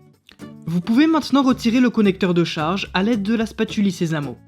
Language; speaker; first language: French; native; French